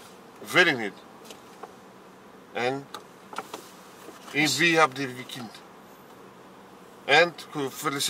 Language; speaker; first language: Dutch; non-native, learner; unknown